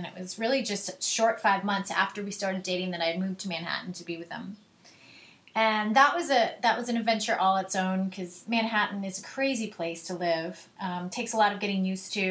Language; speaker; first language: English; native; English